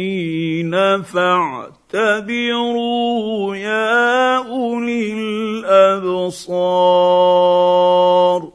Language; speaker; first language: Arabic; native; Arabic